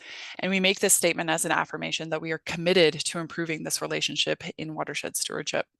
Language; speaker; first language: English; native; English